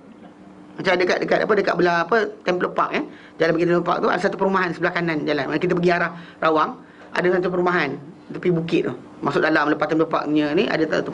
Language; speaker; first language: Malay; native; Malay